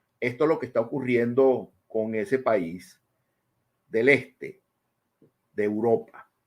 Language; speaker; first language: Spanish; native; Spanish